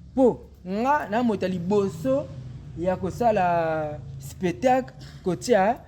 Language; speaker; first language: Lingala; native; Lingala